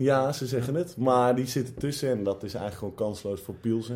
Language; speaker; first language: Dutch; native; Dutch